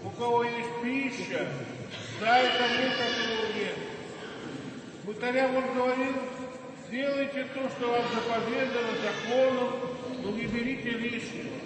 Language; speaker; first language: Russian; native; Russian